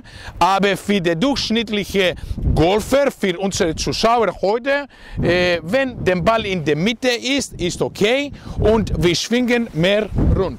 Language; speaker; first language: German; non-native, learner; Greek